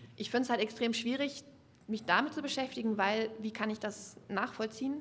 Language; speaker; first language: German; native; German